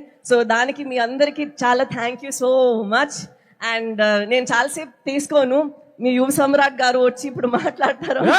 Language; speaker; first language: Telugu; non-native, local second language; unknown